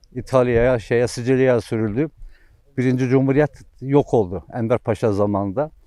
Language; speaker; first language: Turkish; native; Turkish